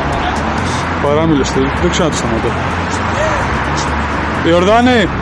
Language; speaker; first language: Greek; native; Greek